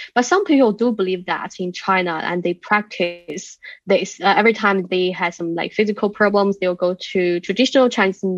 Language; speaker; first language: English; non-native, fluent; Chinese